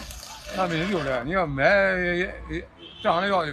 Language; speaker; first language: Chinese; native; Chinese